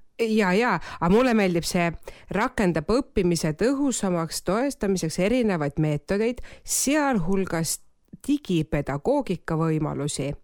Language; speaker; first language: Estonian; non-native, local second language; Russian